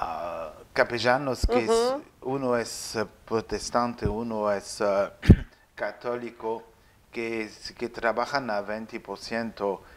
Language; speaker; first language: Spanish; non-native, learner; French